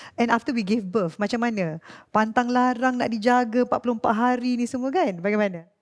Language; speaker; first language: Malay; native; Malay